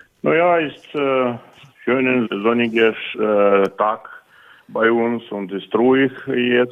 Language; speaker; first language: German; non-native, fluent; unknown